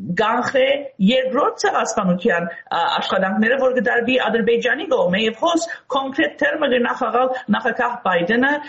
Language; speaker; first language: Armenian; early bilingual, heritage; Armenian